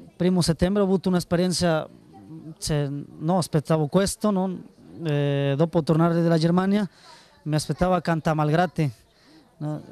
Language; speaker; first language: Italian; non-native, learner; Spanish